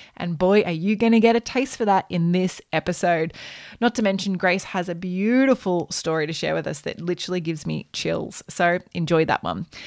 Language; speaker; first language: English; native; English